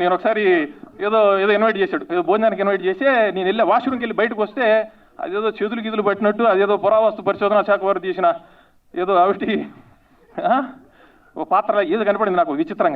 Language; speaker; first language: Telugu; native; Telugu